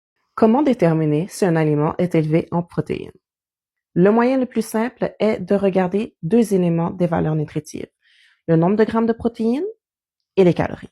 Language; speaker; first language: French; native; French